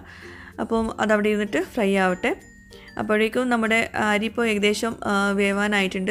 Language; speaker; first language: Malayalam; native; Malayalam